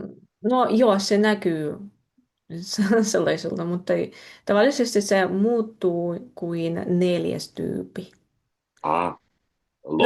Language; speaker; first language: Finnish; non-native, fluent; Russian